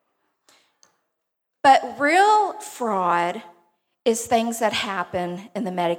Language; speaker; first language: English; native; English